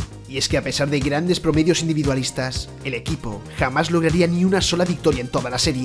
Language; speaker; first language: Spanish; native; Spanish